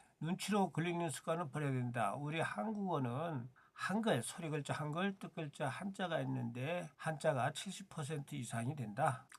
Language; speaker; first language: Korean; native; Korean